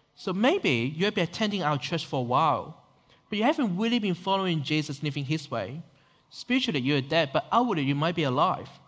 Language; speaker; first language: English; non-native, local second language; Cantonese